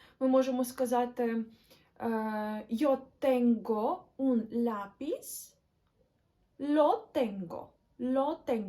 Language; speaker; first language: Spanish; non-native, learner; Ukrainian